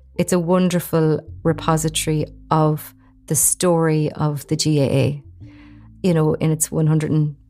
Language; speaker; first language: English; native; English